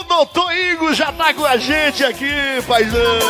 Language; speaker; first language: Portuguese; native; Portuguese